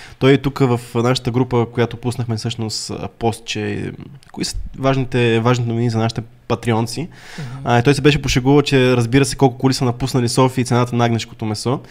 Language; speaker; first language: Bulgarian; native; Bulgarian